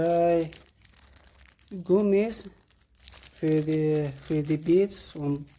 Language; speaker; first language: German; non-native, learner; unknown